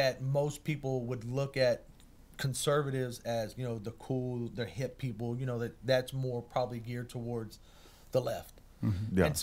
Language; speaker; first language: English; native; English